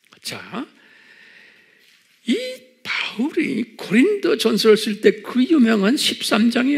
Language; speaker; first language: Korean; native; Korean